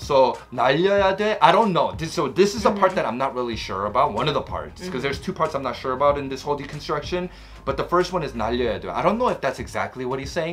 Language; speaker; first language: English; native; English